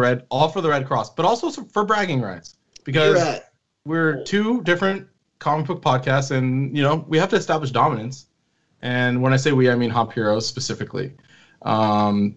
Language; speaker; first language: English; native; English